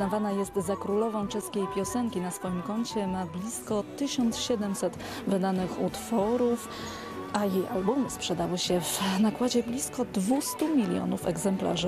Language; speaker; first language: Polish; native; Polish